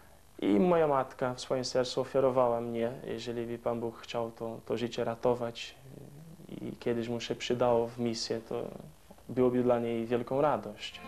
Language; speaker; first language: Polish; non-native, fluent; Portuguese